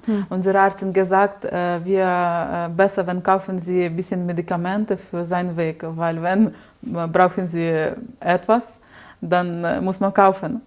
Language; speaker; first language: German; non-native, learner; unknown